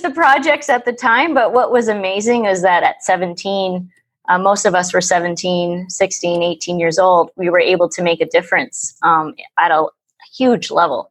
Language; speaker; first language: English; native; English